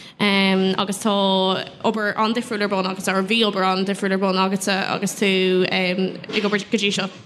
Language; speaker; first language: Irish; non-native, local second language; English